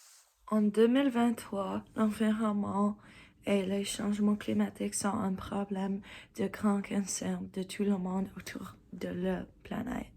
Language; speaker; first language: French; non-native, learner; English